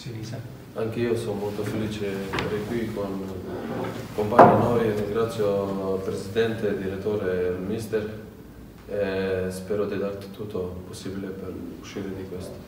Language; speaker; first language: Italian; non-native, fluent; Serbian